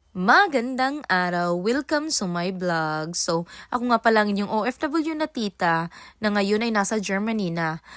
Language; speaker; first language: Filipino; non-native, local second language; Cebuano